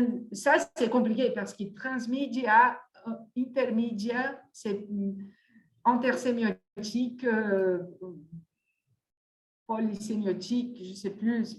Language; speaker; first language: French; non-native, fluent; Portuguese